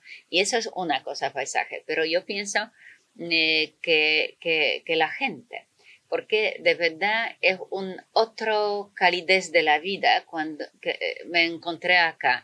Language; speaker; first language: Spanish; non-native, fluent; Polish